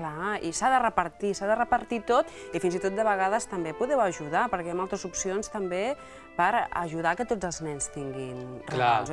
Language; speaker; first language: Catalan; native; Catalan